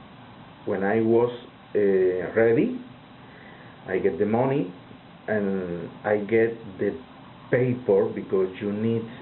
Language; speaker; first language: English; non-native, learner; Spanish